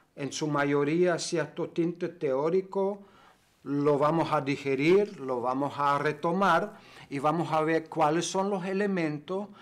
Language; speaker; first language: Spanish; non-native, fluent; German